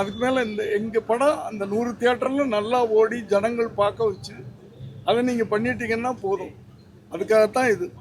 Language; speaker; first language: Tamil; native; Tamil